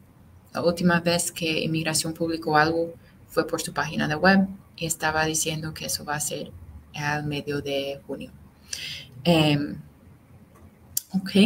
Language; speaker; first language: Spanish; non-native, fluent; English